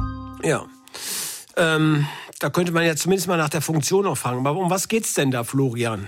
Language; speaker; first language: German; native; German